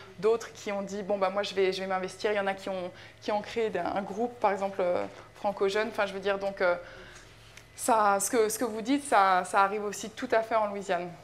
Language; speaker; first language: French; native; French